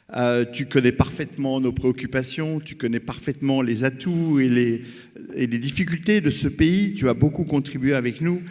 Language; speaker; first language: French; native; French